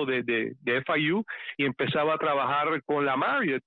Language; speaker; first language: Spanish; early bilingual, heritage; Spanish